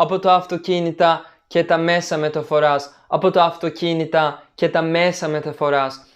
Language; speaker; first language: Greek; non-native, fluent; Turkish